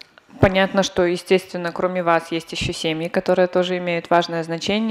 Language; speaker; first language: Russian; native; Russian